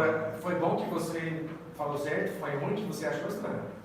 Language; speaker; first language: Portuguese; non-native, fluent; English